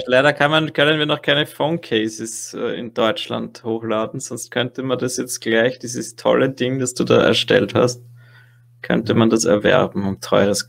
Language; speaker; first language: German; native; German